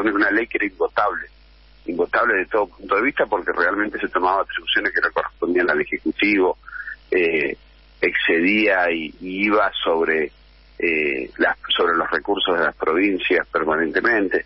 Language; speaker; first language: Spanish; native; Spanish